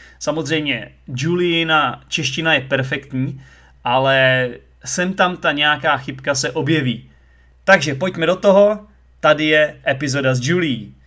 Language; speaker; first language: Czech; native; Czech